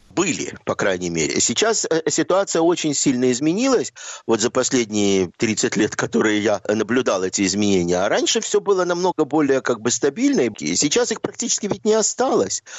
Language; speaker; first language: Russian; native; Russian